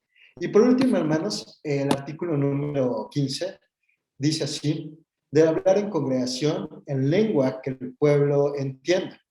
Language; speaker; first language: Spanish; native; Spanish